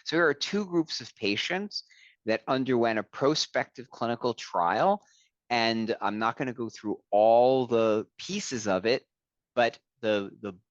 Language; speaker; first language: English; native; English